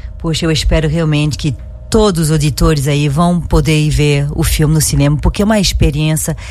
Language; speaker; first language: Portuguese; non-native, fluent; French